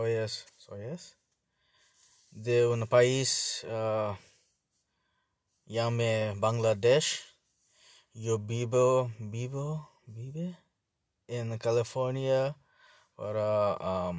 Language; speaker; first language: Spanish; non-native, learner; Bangla